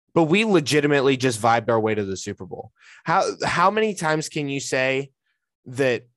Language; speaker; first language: English; native; English